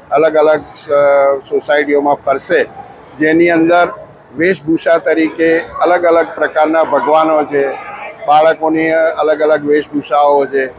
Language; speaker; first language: Gujarati; non-native, local second language; Sindhi